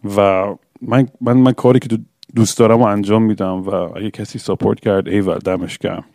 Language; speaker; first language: Persian; early bilingual, heritage; English